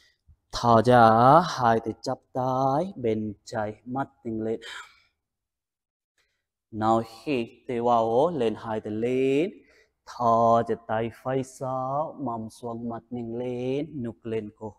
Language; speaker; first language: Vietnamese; non-native, learner; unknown